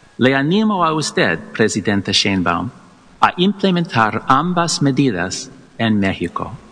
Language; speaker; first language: Spanish; non-native, learner; English